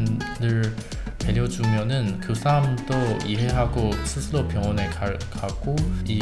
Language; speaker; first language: Korean; non-native, learner; Chinese